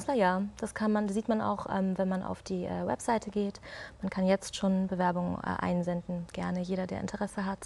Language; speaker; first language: German; native; German